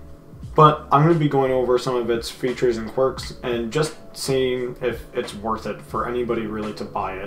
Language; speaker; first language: English; native; English